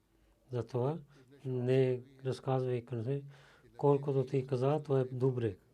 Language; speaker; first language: Bulgarian; non-native, learner; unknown